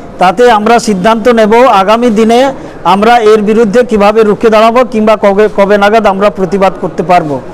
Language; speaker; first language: Bangla; non-native, local second language; Santali